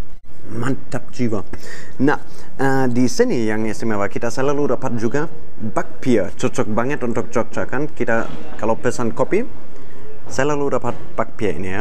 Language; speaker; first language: Indonesian; non-native, fluent; German